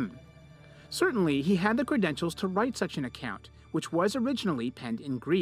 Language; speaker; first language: English; native; English